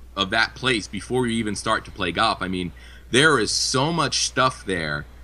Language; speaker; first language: English; native; English